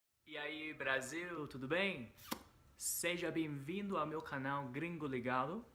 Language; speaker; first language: Portuguese; non-native, fluent; English